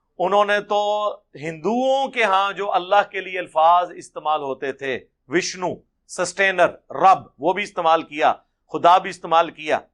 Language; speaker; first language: Urdu; non-native, local second language; Punjabi